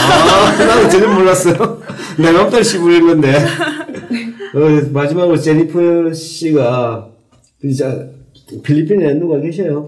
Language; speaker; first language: Korean; native; Korean